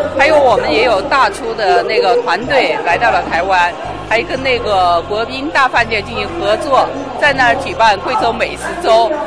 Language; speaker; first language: Chinese; native; Chinese